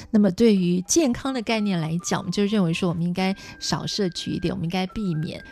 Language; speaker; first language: Chinese; native; Chinese